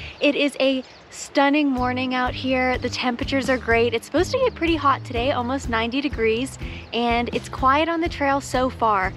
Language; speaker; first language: English; native; English